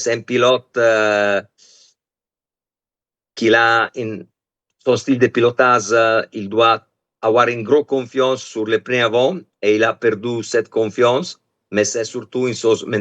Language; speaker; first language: French; non-native, fluent; Italian